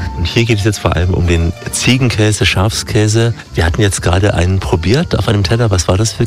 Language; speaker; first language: German; native; German